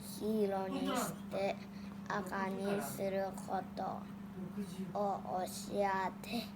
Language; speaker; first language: Japanese; non-native, learner; Thai